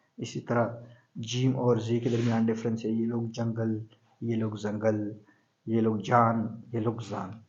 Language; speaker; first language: Urdu; non-native, local second language; Pashto